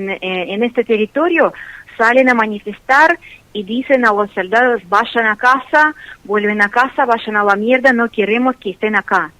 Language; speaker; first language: Spanish; non-native, fluent; Russian